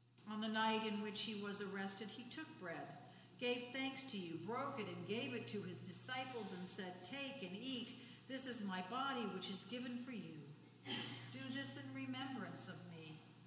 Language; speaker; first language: English; native; English